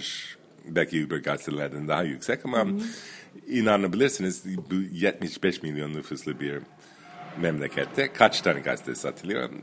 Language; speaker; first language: Turkish; non-native, fluent; English